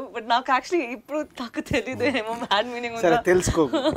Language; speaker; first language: Telugu; non-native, local second language; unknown